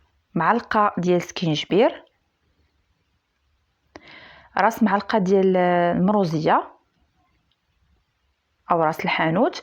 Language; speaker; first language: Arabic; native; Arabic